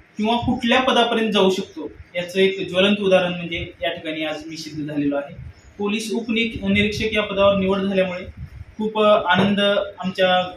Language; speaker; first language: Marathi; native; Marathi